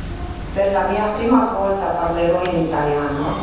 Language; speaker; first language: Italian; non-native, learner; Romanian